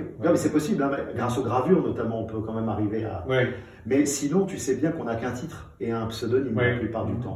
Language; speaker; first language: French; native; French